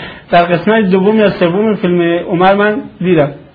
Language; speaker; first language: Persian; native; Persian